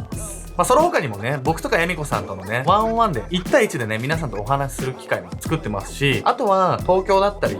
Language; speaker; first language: Japanese; native; Japanese